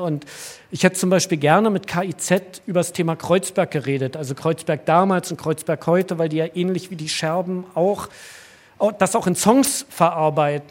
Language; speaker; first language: German; native; German